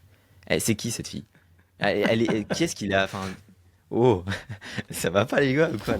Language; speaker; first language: French; native; French